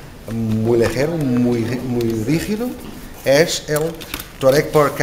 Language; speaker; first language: Spanish; non-native, learner; Portuguese